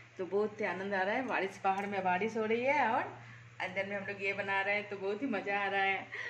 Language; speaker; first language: Hindi; non-native, local second language; Bangla